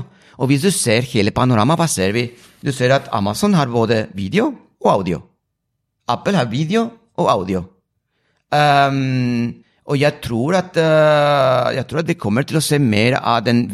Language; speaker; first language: Norwegian; non-native, fluent; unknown